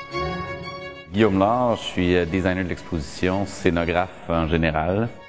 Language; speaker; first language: French; native; French